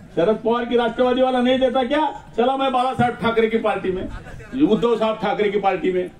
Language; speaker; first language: Hindi; non-native, local second language; Marathi